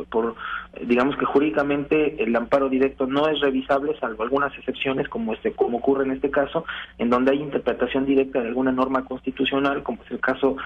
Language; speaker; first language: Spanish; native; Spanish